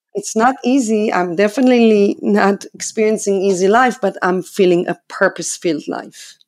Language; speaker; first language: English; non-native, fluent; Hebrew